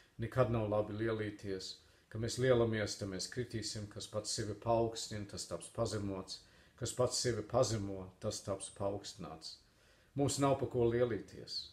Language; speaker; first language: Latvian; native; Latvian